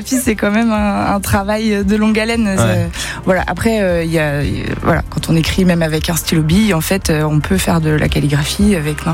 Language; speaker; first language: French; native; French